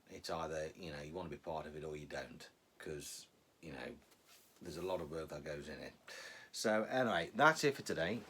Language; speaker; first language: English; native; English